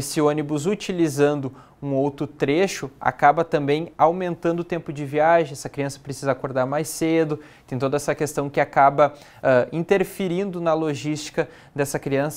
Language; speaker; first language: Portuguese; native; Portuguese